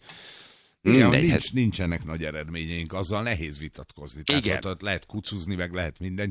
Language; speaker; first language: Hungarian; native; Hungarian